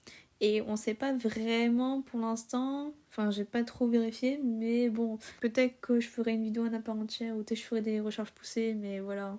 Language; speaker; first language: French; native; French